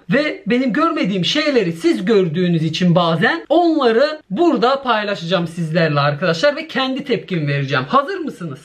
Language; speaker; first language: Turkish; early bilingual, heritage; Turkish